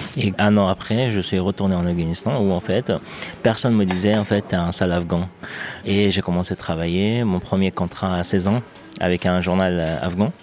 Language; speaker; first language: French; non-native, fluent; Persian